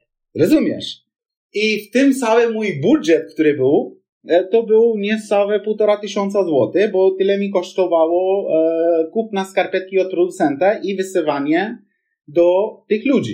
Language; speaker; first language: Polish; non-native, fluent; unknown